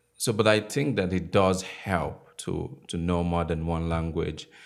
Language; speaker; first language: English; non-native, local second language; Igbo